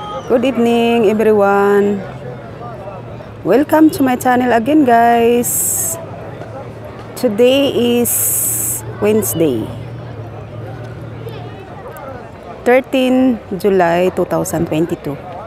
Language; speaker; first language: English; non-native, local second language; Kinaray-a